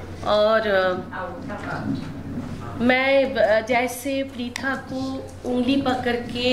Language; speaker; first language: Hindi; non-native, local second language; Bangla